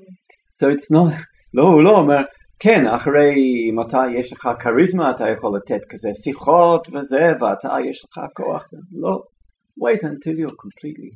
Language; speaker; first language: Hebrew; non-native, fluent; English